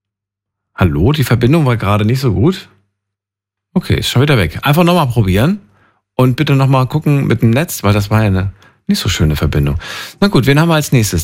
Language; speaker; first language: German; native; German